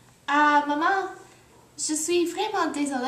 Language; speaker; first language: French; non-native, learner; English